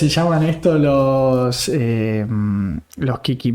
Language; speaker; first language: Spanish; native; Spanish